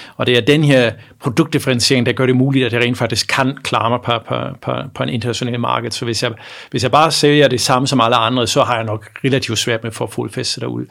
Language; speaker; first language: Danish; non-native, fluent; German